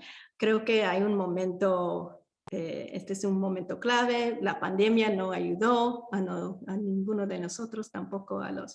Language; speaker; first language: Spanish; early bilingual, heritage; Spanish